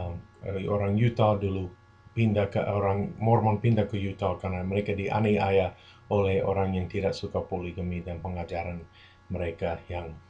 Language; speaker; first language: Indonesian; non-native, fluent; English